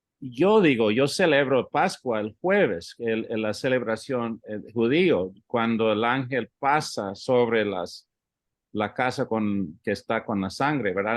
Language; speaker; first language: Spanish; early bilingual, heritage; English